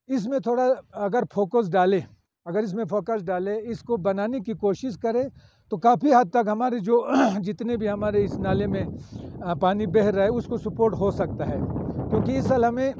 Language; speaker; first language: Urdu; non-native, local second language; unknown